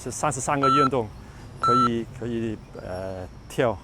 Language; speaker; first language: Chinese; non-native, local second language; Cantonese